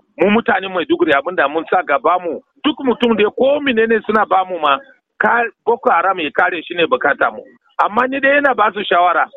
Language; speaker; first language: Hausa; non-native, local second language; Kanuri